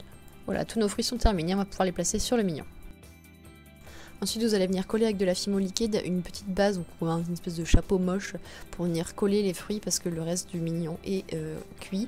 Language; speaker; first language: French; native; French